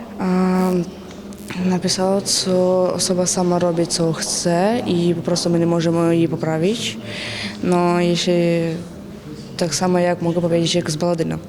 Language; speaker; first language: Polish; non-native, learner; Ukrainian